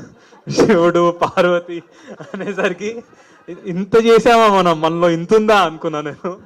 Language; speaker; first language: Telugu; native; Telugu